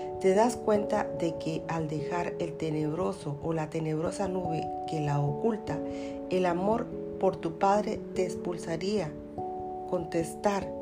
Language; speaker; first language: Spanish; native; Spanish